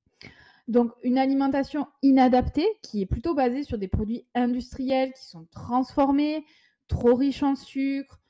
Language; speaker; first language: French; native; French